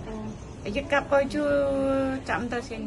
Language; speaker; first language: Cantonese; non-native, learner; Indonesian